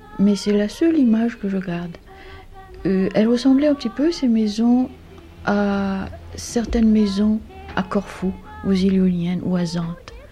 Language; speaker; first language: French; non-native, fluent; Greek